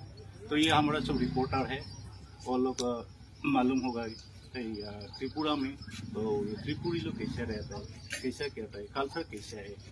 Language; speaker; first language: Hindi; non-native, local second language; Bodo